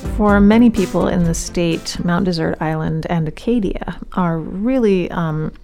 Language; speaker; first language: English; native; English